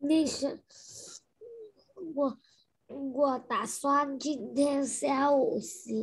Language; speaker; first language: Chinese; non-native, learner; Vietnamese